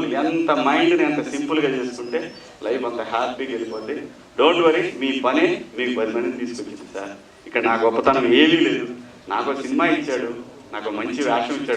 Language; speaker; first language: Telugu; native; Telugu